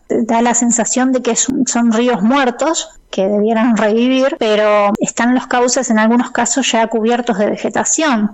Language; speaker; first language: Spanish; native; Spanish